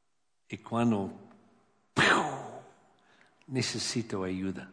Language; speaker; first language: Spanish; non-native, learner; English